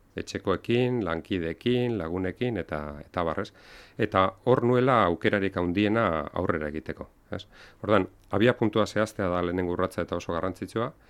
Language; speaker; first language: Basque; non-native, local second language; Spanish